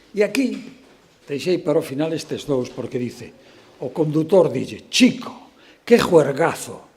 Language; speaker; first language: Spanish; non-native, local second language; Galician